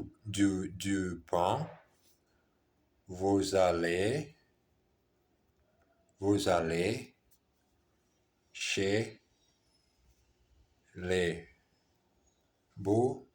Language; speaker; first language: French; non-native, learner; Portuguese